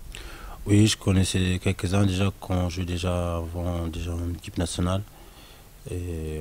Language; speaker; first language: French; non-native, local second language; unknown